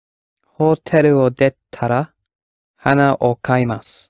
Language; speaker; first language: Japanese; non-native, learner; English